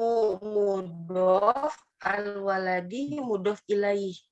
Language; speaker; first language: Arabic; non-native, learner; Indonesian